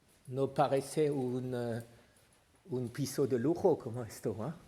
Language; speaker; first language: Spanish; non-native, learner; French